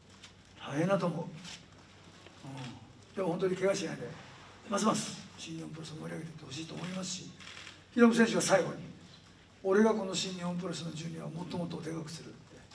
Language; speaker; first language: Japanese; native; Japanese